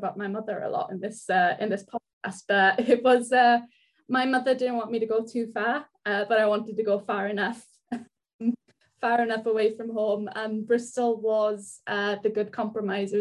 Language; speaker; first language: English; non-native, local second language; Welsh